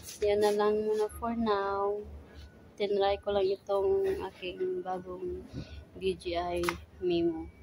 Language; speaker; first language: Filipino; non-native, local second language; Hiligaynon